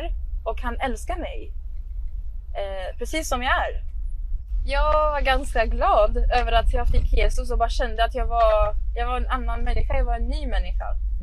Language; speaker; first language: Swedish; non-native, fluent; Arabic